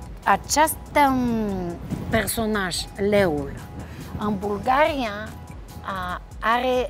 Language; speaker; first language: Romanian; non-native, fluent; Bulgarian